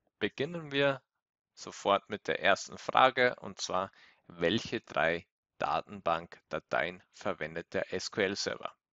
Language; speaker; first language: German; native; German